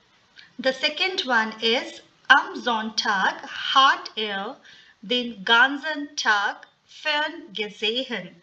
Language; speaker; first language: German; non-native, fluent; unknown